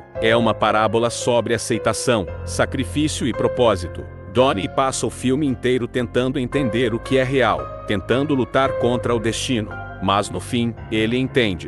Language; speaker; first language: Portuguese; native; Portuguese